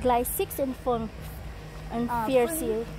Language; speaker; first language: German; non-native, learner; Filipino